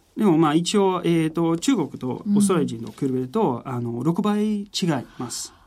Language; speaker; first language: Japanese; non-native, fluent; English